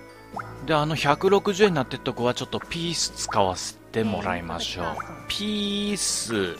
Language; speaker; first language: Japanese; native; Japanese